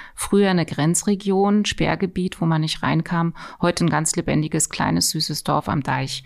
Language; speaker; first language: German; native; German